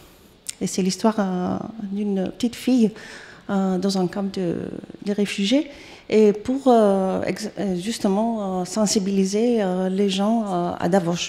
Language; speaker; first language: French; non-native, fluent; Greek